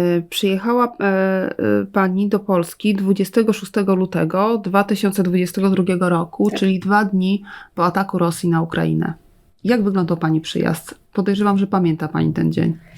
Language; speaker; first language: Polish; native; Polish